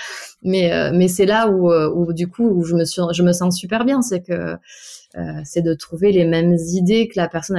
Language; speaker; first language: French; native; French